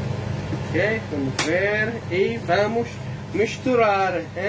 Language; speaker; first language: Portuguese; non-native, fluent; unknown